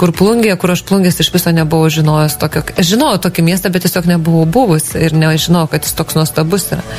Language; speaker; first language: Lithuanian; native; Lithuanian